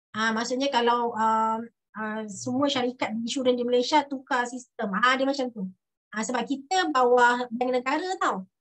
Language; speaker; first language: Malay; native; Malay